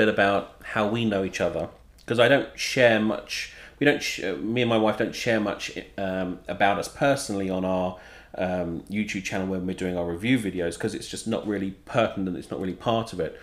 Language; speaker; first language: English; native; English